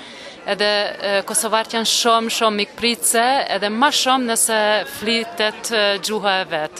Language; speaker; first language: Albanian; non-native, fluent; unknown